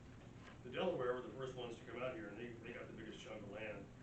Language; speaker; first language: English; native; English